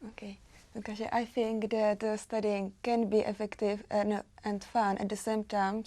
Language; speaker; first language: English; non-native, learner; Czech